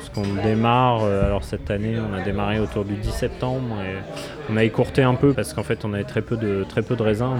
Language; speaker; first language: French; native; French